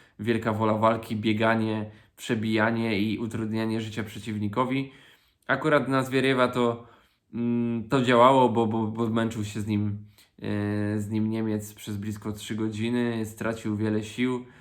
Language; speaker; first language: Polish; native; Polish